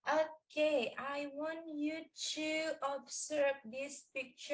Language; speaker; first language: English; non-native, learner; Indonesian